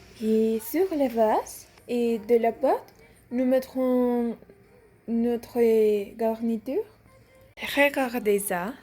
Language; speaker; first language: French; non-native, learner; Spanish